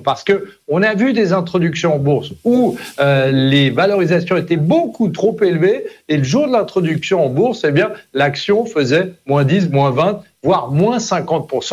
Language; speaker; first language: French; native; French